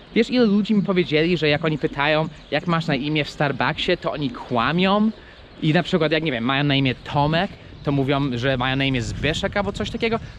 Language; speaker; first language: Polish; non-native, fluent; English